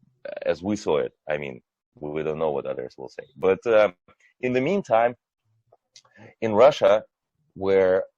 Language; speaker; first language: English; non-native, fluent; Russian